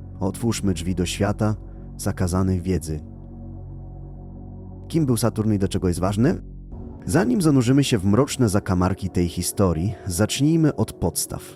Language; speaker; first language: Polish; native; Polish